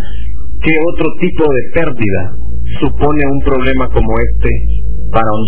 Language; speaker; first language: Spanish; native; Spanish